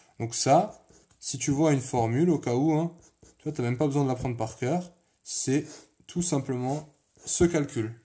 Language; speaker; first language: French; native; French